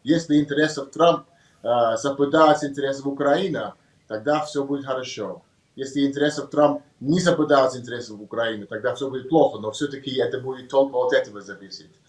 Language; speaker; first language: Russian; non-native, learner; English